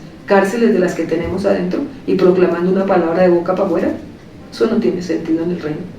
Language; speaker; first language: Spanish; native; Spanish